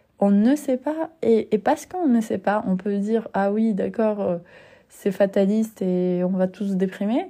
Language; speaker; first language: French; non-native, fluent; Spanish